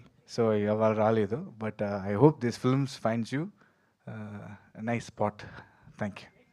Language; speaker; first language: Telugu; early bilingual, heritage; Telugu